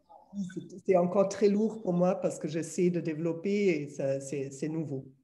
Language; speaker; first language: French; non-native, fluent; German